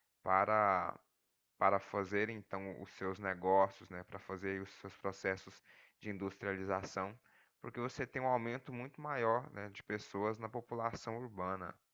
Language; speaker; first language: Portuguese; native; Portuguese